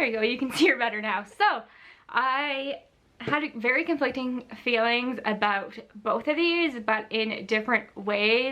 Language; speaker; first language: English; native; English